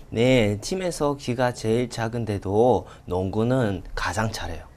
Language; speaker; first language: Korean; non-native, learner; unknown